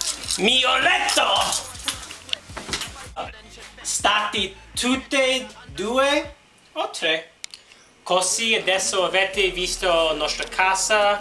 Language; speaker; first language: Italian; non-native, learner; English